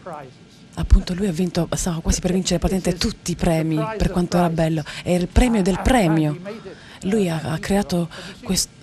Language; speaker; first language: Italian; native; Italian